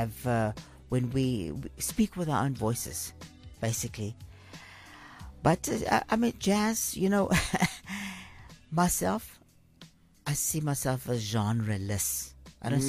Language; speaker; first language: English; native; English